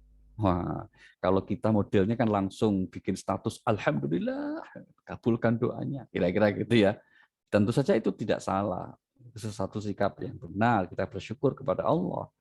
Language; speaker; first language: Indonesian; native; Indonesian